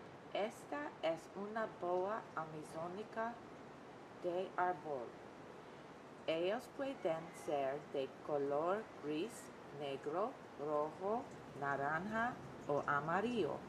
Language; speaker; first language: Spanish; non-native, learner; English